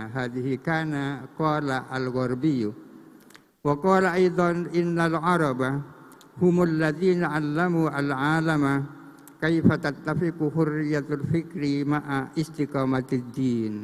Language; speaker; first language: Arabic; non-native, fluent; Indonesian